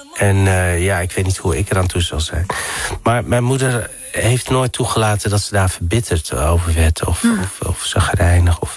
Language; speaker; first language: Dutch; early bilingual, other home language; Riffian